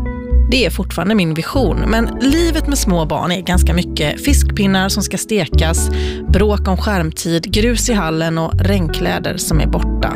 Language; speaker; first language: Swedish; native; Swedish